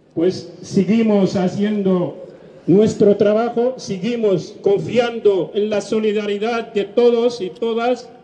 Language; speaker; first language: Spanish; non-native, fluent; Riffian